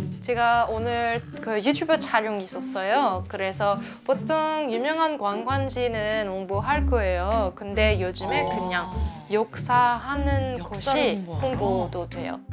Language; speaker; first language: Korean; non-native, fluent; French